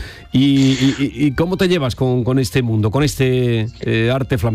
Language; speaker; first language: Spanish; native; Spanish